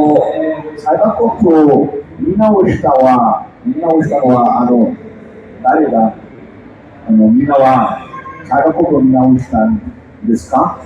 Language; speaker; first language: Japanese; non-native, fluent; Portuguese